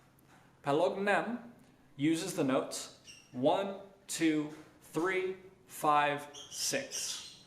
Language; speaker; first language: English; native; English